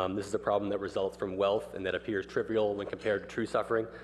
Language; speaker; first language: English; native; English